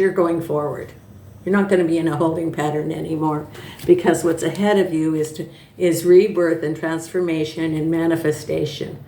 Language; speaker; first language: English; native; English